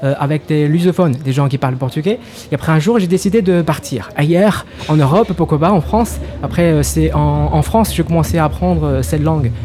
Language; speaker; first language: French; non-native, fluent; Chinese